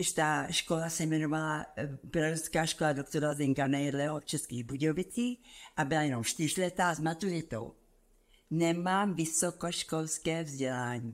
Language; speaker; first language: Czech; native; Czech